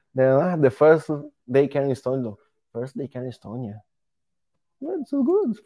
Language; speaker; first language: English; non-native, learner; Portuguese